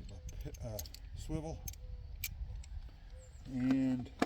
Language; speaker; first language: English; native; English